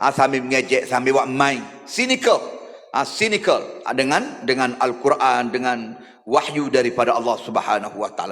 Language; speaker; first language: Malay; native; Malay